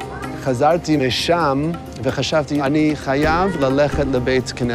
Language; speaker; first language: Hebrew; non-native, fluent; English